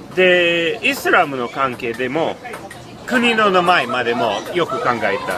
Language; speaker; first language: Japanese; non-native, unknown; English